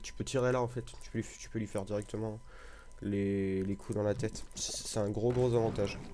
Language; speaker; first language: French; native; French